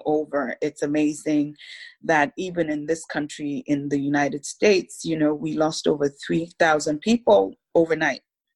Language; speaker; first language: English; non-native, local second language; Yoruba